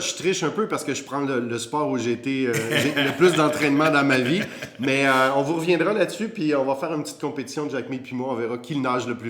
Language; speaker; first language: French; native; French